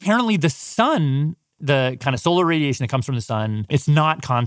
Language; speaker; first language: English; native; English